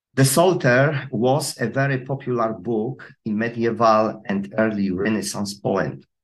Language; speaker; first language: English; non-native, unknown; Polish